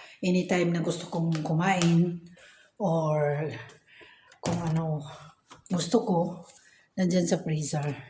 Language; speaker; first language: Filipino; non-native, local second language; Cebuano